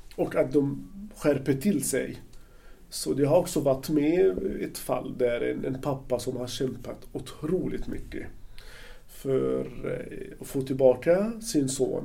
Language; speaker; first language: Swedish; non-native, fluent; Arabic